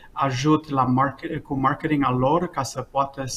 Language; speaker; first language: Romanian; early bilingual, heritage; Romanian